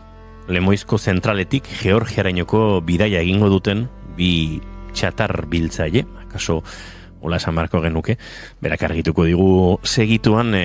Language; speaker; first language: Basque; native; Basque